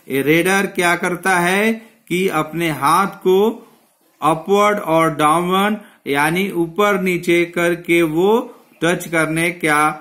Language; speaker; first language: Hindi; native; Hindi